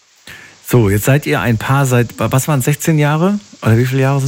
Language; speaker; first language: German; native; German